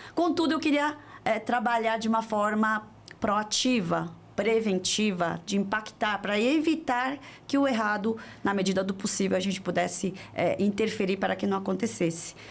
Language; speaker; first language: Portuguese; early bilingual, other home language; Korean